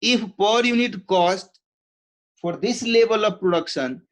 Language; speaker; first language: English; non-native, local second language; Nepali